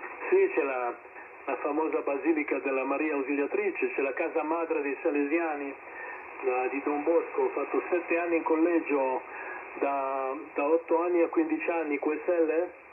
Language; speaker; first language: Italian; early bilingual, other home language; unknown